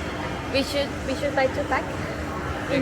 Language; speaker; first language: English; non-native, learner; Japanese